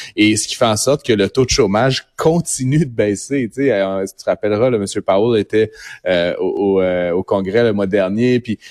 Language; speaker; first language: French; native; French